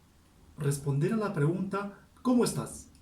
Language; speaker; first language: Spanish; native; Spanish